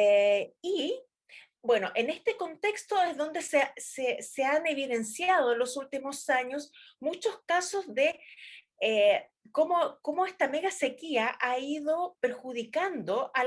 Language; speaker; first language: Spanish; native; Spanish